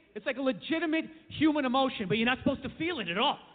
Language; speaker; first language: English; native; English